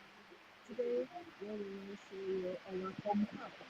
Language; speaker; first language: English; non-native, learner; Chinese